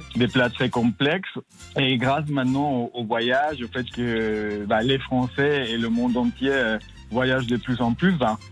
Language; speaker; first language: French; non-native, fluent; Spanish